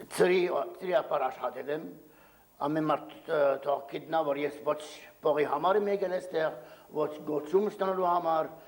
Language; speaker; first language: Armenian; early bilingual, heritage; Armenian